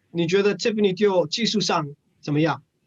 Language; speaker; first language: Chinese; non-native, learner; English